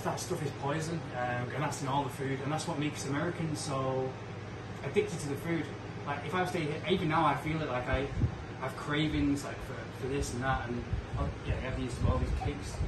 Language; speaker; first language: English; native; English